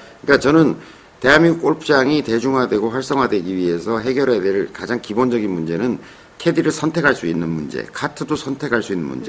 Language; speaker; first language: Korean; native; Korean